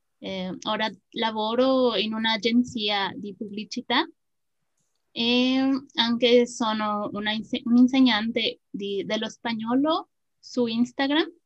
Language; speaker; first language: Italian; non-native, learner; Spanish